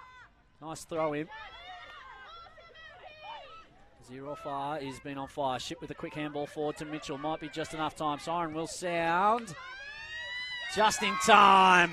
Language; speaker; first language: English; native; English